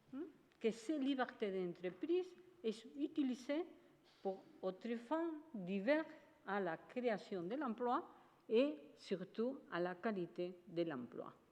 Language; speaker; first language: French; non-native, fluent; Spanish